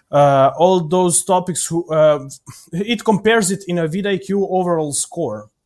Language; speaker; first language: English; non-native, fluent; Serbian